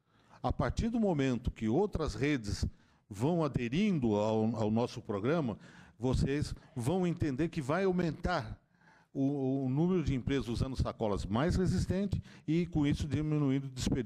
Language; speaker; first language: Portuguese; native; Portuguese